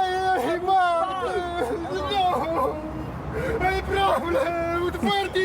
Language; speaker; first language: English; non-native, learner; Polish